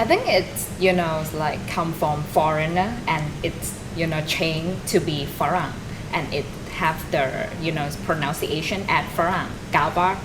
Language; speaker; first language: English; non-native, learner; Thai